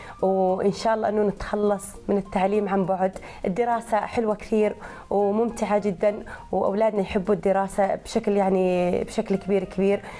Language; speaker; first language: Arabic; native; Arabic